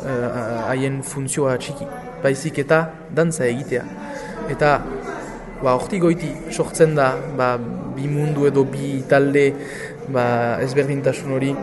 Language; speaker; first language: Basque; native; Basque